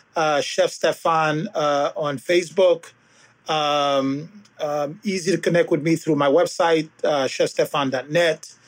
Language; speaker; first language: English; early bilingual, other home language; Haitian Creole